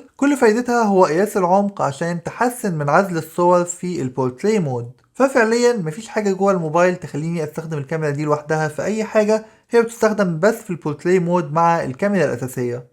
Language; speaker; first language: Arabic; native; Arabic